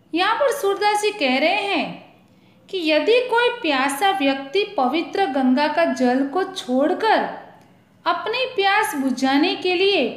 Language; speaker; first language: Hindi; non-native, local second language; Gujarati